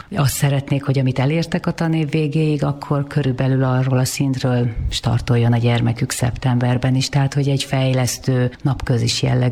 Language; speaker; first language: Hungarian; native; Hungarian